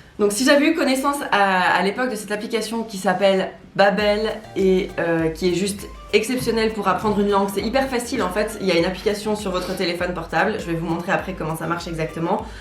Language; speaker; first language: French; native; French